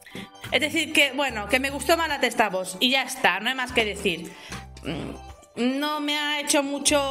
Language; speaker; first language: Spanish; native; Spanish